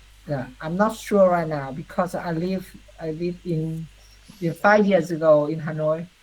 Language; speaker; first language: English; non-native, learner; Vietnamese